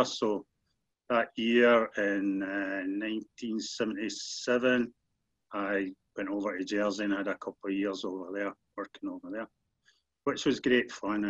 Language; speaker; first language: English; native; English